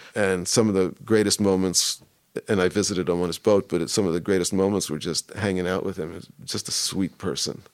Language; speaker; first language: English; native; English